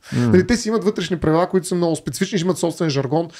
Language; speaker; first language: Bulgarian; native; Bulgarian